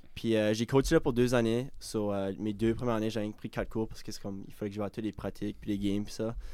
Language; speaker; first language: French; native; French